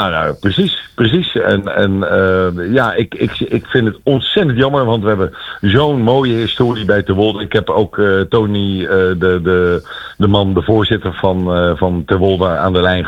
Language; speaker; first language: Dutch; native; Dutch